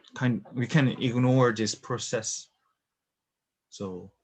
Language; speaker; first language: English; non-native, learner; Korean